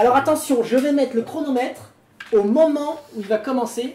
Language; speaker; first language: French; native; French